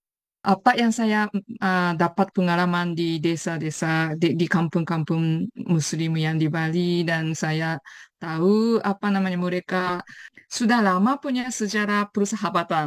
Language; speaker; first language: Indonesian; non-native, fluent; Japanese